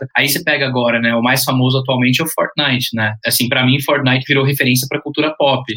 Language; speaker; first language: Portuguese; early bilingual, heritage; Portuguese